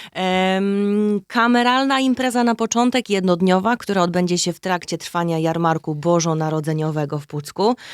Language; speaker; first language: Polish; native; Polish